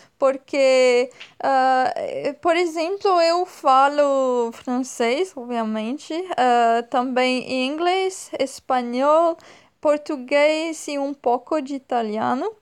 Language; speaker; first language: Portuguese; non-native, fluent; French